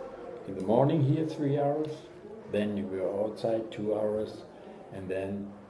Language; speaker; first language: English; non-native, learner; German